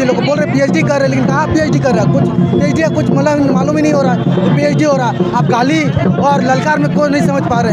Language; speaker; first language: Hindi; native; Hindi